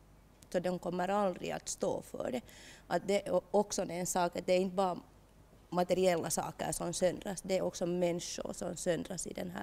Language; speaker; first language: Swedish; non-native, local second language; Finnish